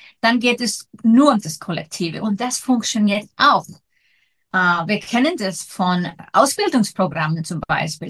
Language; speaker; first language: German; non-native, fluent; Icelandic